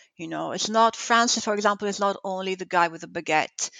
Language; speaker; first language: English; non-native, fluent; Italian